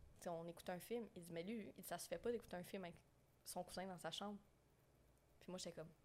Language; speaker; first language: French; native; French